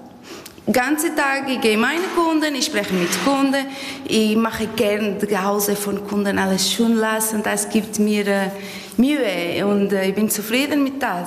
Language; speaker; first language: German; non-native, learner; Portuguese